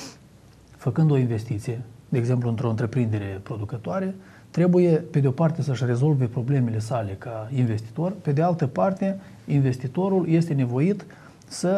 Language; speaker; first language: Romanian; native; Romanian